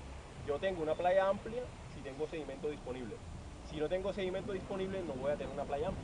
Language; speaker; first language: Spanish; native; Spanish